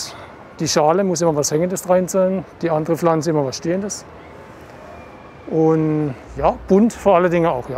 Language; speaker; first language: German; native; German